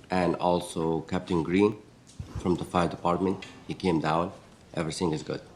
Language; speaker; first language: English; non-native, learner; Arabic